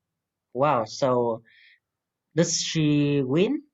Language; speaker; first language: English; non-native, fluent; Vietnamese